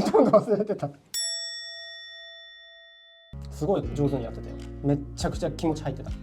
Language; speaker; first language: Japanese; native; Japanese